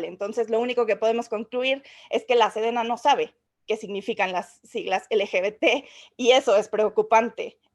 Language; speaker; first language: Spanish; native; Spanish